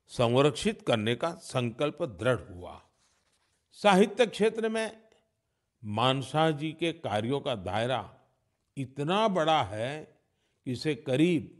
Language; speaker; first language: Hindi; non-native, local second language; Gujarati